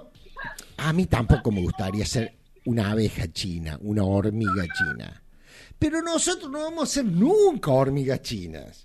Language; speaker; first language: Spanish; native; Spanish